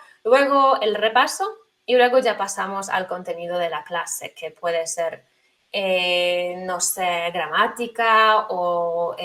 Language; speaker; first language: Spanish; non-native, fluent; Polish